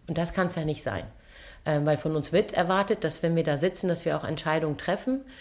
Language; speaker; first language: German; early bilingual, other home language; Turkish